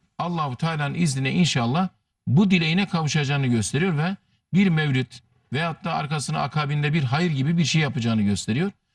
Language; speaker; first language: Turkish; native; Turkish